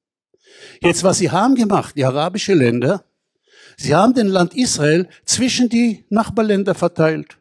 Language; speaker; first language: German; non-native, fluent; Hebrew